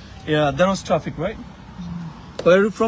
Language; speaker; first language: English; non-native, fluent; Bangla